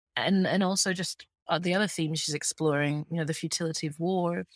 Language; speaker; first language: English; early bilingual, other home language; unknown